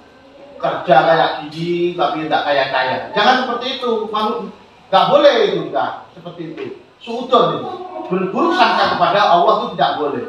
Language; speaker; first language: Indonesian; native; Indonesian